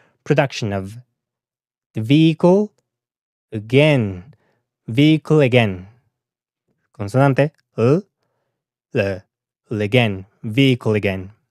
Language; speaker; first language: English; non-native, fluent; Spanish